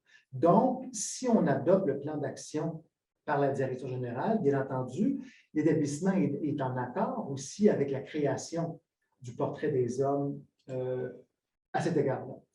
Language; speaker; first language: French; native; French